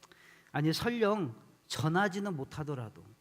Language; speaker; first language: Korean; native; Korean